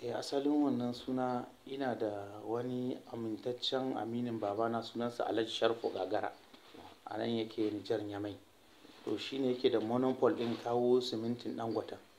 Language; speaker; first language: Hausa; early bilingual, heritage; Hausa